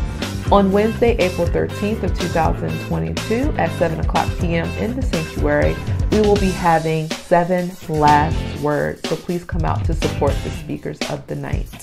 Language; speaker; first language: English; native; English